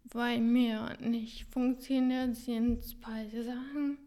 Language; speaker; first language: German; non-native, fluent; Hungarian